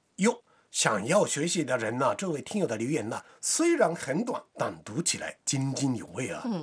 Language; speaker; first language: Chinese; non-native, fluent; Japanese